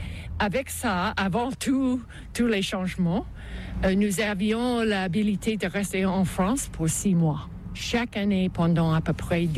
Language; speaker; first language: French; non-native, local second language; English